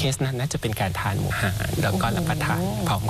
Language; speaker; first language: Thai; native; Thai